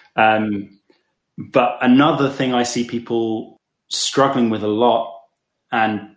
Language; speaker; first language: English; native; English